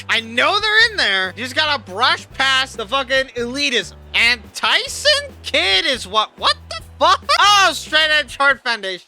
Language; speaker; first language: English; native; English